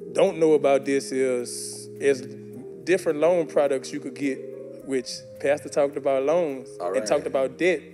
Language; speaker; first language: English; native; English